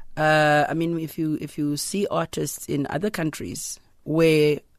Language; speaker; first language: English; non-native, local second language; Zulu